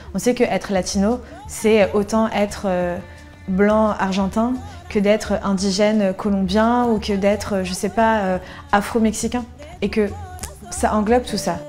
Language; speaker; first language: French; early bilingual, other home language; Spanish